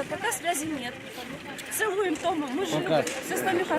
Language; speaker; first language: Russian; native; Russian